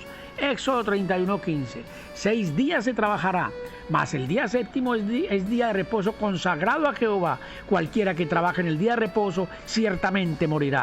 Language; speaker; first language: Spanish; native; Spanish